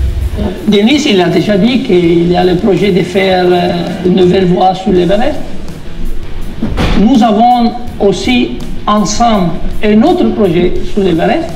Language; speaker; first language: French; non-native, learner; Italian